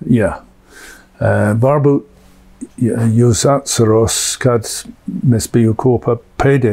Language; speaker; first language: Latvian; non-native, learner; English